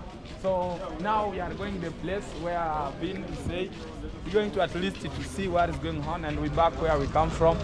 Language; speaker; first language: English; non-native, learner; Swahili